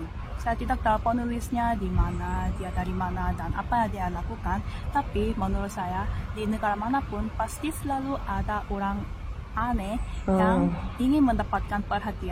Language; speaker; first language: Indonesian; non-native, fluent; Korean